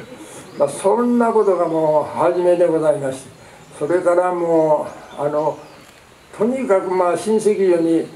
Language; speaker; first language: Japanese; native; Japanese